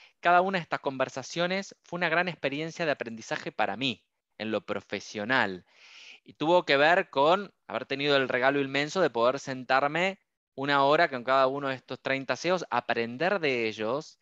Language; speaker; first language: Spanish; native; Spanish